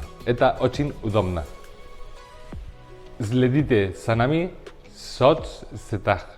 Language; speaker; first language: Russian; non-native, learner; Spanish